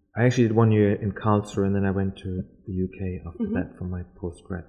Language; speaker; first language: English; non-native, fluent; German